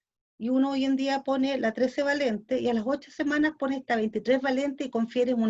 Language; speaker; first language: Spanish; native; Spanish